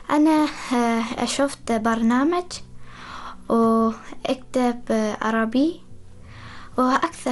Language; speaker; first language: Arabic; non-native, learner; Persian